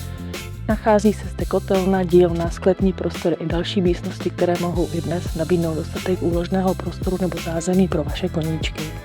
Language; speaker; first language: Czech; native; Czech